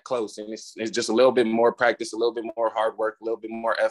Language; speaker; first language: English; native; English